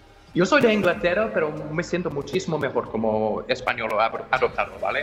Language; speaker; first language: Spanish; non-native, fluent; English